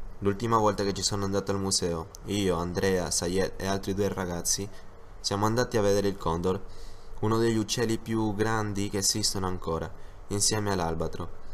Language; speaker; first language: Italian; non-native, fluent; Spanish